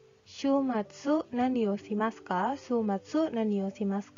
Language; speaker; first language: Japanese; non-native, learner; Indonesian